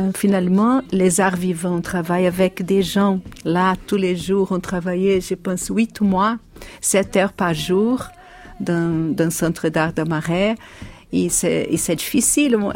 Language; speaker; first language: French; non-native, fluent; Portuguese